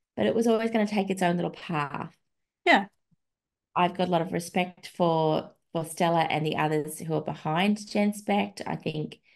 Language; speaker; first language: English; native; English